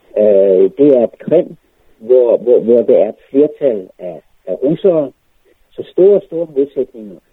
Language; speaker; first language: Danish; native; Danish